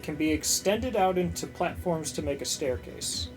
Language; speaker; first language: English; native; English